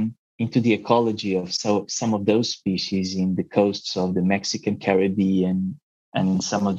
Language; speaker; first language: English; non-native, fluent; Portuguese